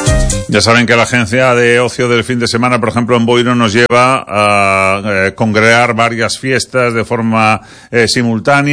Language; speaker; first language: Spanish; native; Spanish